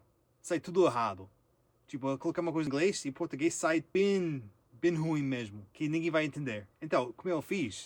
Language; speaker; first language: Portuguese; non-native, learner; English